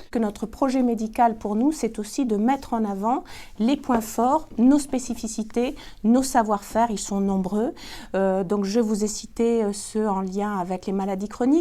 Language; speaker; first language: French; native; French